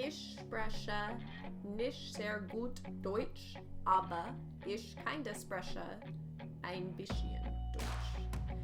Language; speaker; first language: German; non-native, learner; English